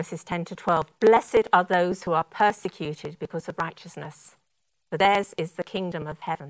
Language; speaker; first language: English; native; English